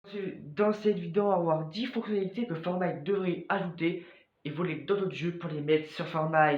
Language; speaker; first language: French; native; French